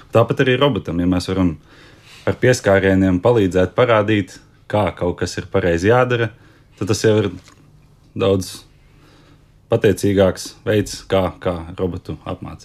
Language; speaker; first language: Latvian; native; Latvian